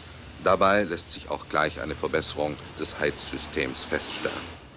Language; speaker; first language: German; native; German